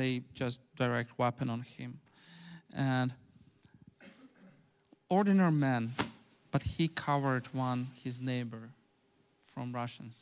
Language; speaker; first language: English; non-native, fluent; Ukrainian